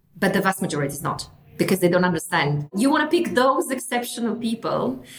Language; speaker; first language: English; non-native, fluent; Italian